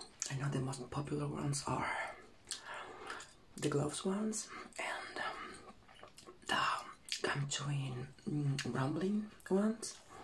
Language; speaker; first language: English; non-native, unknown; Spanish